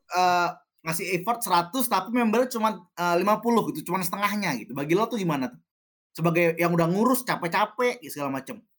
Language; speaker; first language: Indonesian; native; Indonesian